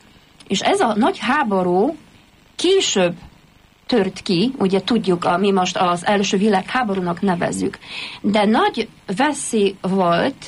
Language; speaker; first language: Hungarian; non-native, fluent; Polish